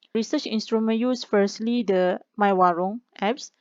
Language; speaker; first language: English; non-native, local second language; Malay